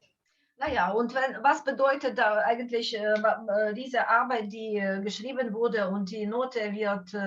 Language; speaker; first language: German; non-native, fluent; Ukrainian